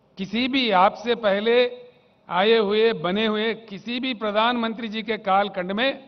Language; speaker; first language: Hindi; non-native, local second language; Telugu